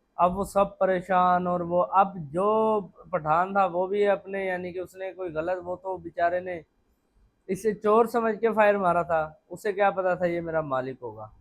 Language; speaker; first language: Urdu; non-native, local second language; Punjabi